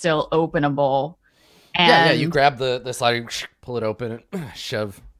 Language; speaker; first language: English; native; English